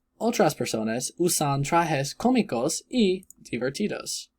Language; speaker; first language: Spanish; non-native, learner; English